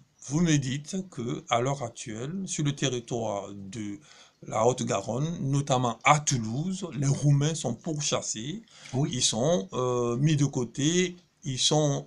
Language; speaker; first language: French; native; French